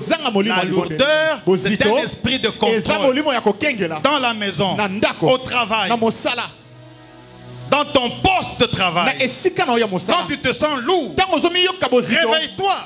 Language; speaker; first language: French; non-native, local second language; Lingala